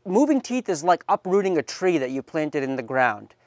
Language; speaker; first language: English; native; English